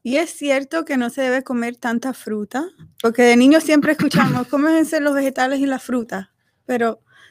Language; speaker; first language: Spanish; native; Spanish